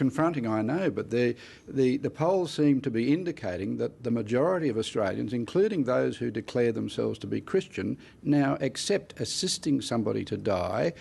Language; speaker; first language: English; native; English